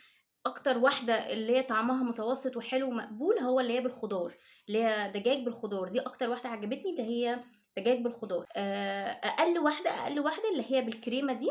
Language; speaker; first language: Arabic; native; Arabic